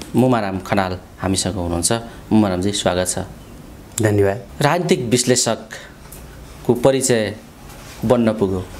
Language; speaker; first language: Nepali; native; Nepali